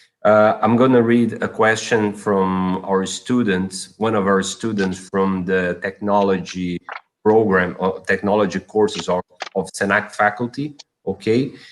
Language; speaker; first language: English; non-native, fluent; Portuguese